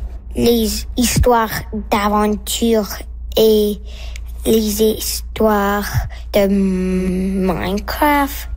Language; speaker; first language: French; non-native, local second language; English